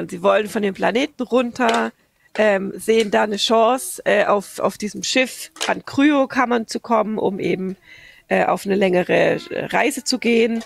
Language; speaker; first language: German; native; German